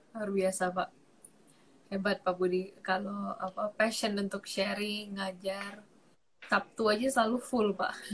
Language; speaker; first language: Indonesian; native; Indonesian